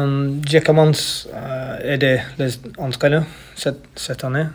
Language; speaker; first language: French; non-native, learner; English